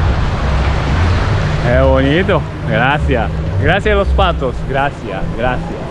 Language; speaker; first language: Spanish; non-native, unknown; Japanese